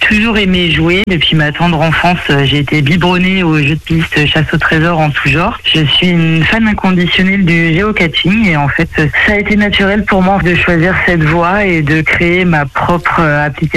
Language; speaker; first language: French; native; French